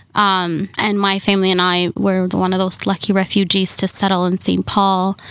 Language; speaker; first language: English; early bilingual, other home language; Somali